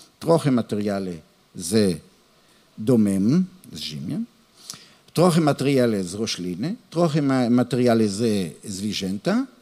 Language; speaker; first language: Polish; non-native, learner; Hebrew